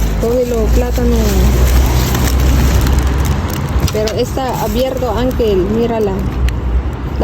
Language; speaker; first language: Spanish; non-native, learner; Filipino